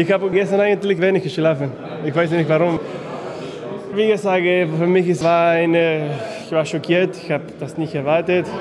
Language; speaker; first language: German; non-native, fluent; Spanish